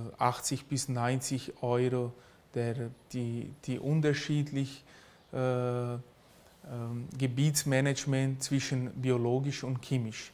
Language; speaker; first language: German; early bilingual, heritage; German